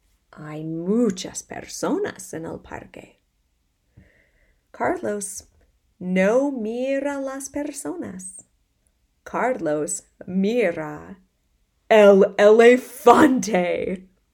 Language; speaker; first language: Spanish; non-native, fluent; English